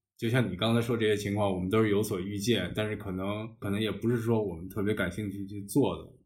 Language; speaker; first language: Chinese; native; Chinese